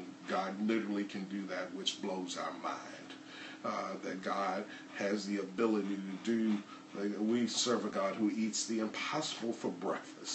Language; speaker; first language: English; native; English